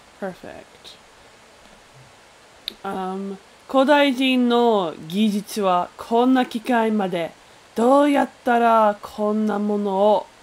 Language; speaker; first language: Japanese; non-native, learner; English